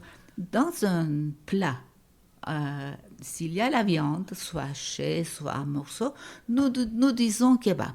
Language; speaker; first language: French; non-native, fluent; Turkish